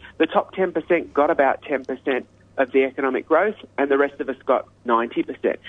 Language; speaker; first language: English; native; English